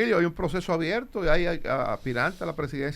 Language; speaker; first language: Spanish; native; Spanish